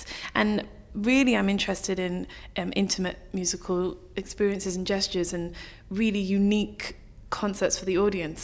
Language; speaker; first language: English; native; English